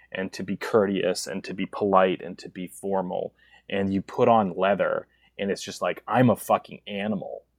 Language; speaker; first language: English; native; English